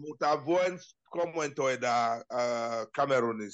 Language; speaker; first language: Finnish; non-native, learner; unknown